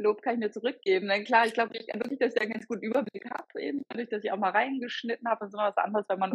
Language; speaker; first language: German; native; German